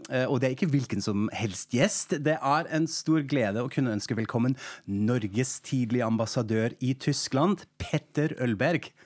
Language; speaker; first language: Norwegian; non-native, fluent; German